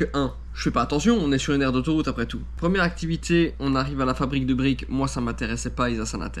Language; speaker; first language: French; native; French